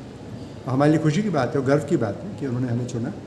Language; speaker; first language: Hindi; native; Hindi